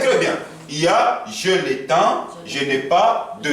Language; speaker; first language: French; non-native, fluent; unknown